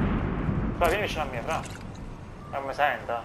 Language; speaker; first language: Italian; native; Italian